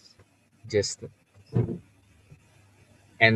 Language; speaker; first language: English; non-native, learner; Indonesian